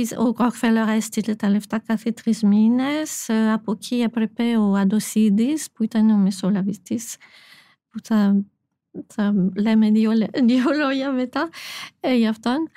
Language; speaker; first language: Greek; non-native, fluent; French